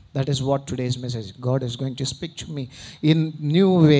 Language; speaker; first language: English; non-native, local second language; Tamil